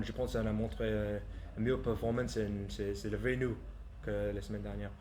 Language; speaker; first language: French; non-native, learner; English